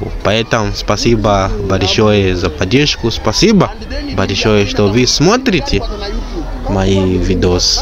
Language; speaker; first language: Russian; non-native, learner; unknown